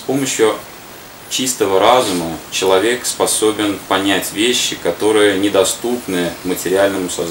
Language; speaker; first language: Russian; native; Russian